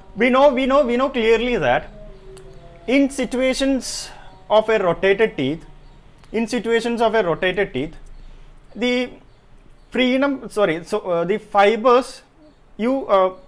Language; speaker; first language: English; non-native, local second language; Malayalam